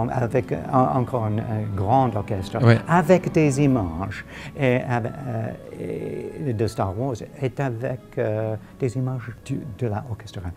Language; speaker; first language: French; non-native, fluent; English